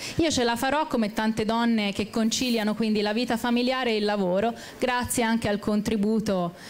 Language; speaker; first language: Italian; native; Italian